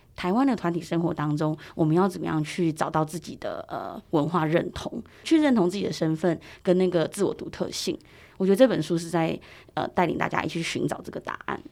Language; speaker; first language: Chinese; early bilingual, heritage; Chinese